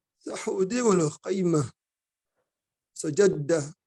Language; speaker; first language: Arabic; non-native, learner; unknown